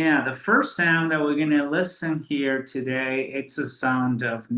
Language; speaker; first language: English; non-native, fluent; Spanish